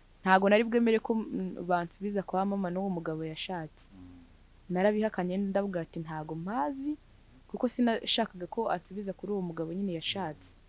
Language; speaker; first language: Kinyarwanda; native; Kinyarwanda